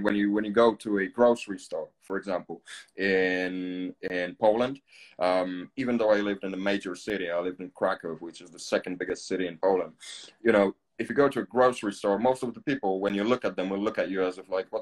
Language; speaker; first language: English; non-native, fluent; Polish